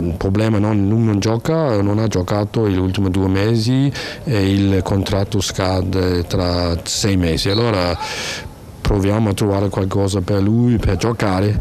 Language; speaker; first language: Italian; non-native, learner; Danish